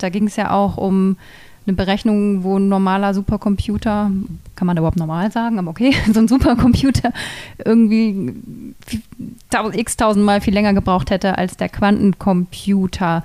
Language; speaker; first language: German; native; German